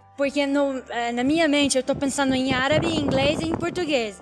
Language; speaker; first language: Portuguese; non-native, learner; Arabic